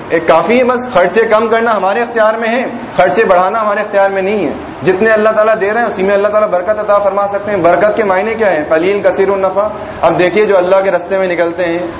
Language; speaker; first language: Urdu; native; Urdu